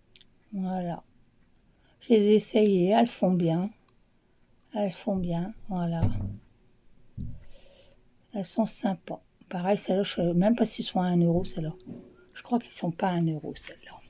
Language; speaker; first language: French; native; French